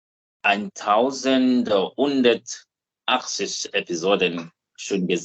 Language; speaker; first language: German; non-native, fluent; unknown